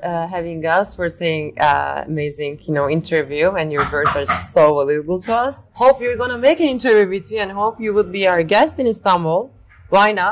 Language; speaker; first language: English; non-native, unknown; Turkish